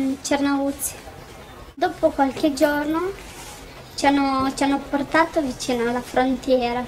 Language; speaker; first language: Italian; non-native, fluent; Romanian